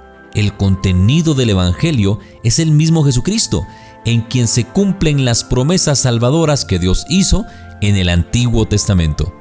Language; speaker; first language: Spanish; native; Spanish